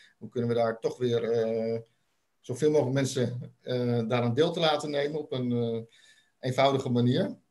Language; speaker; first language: Dutch; native; Dutch